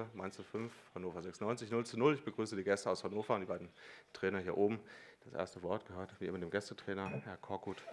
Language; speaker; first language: German; native; German